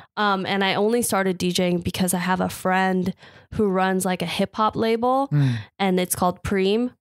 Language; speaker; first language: English; native; English